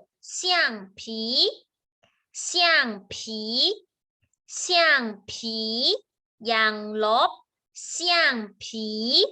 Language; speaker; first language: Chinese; non-native, fluent; Thai